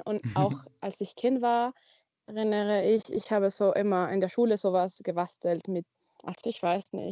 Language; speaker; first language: German; non-native, learner; Spanish